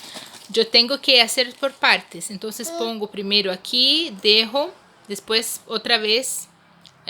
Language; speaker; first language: Spanish; non-native, fluent; Portuguese